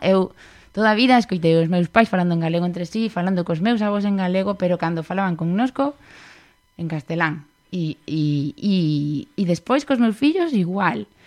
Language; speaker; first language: Galician; non-native, local second language; Spanish